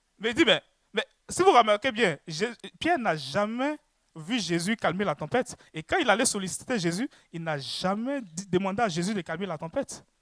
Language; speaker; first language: French; native; French